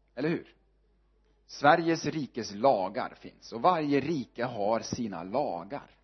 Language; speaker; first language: Swedish; non-native, fluent; Norwegian